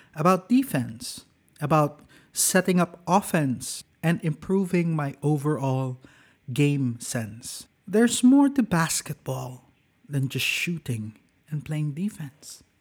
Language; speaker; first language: English; non-native, local second language; Cebuano